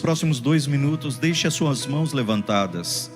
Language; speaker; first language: Portuguese; native; Portuguese